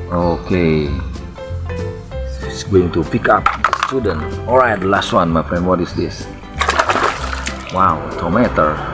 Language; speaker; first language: English; non-native, learner; Indonesian